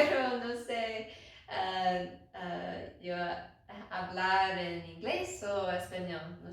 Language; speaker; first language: Spanish; non-native, learner; English